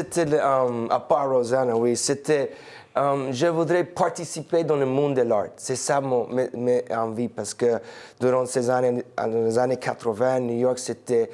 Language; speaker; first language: French; non-native, fluent; English